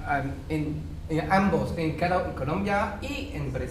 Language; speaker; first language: Spanish; non-native, fluent; French